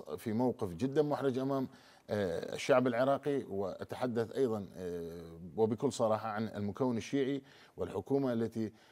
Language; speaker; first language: Arabic; non-native, local second language; Turkmen